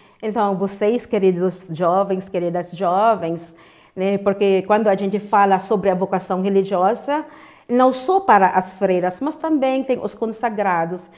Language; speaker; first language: Portuguese; non-native, fluent; Filipino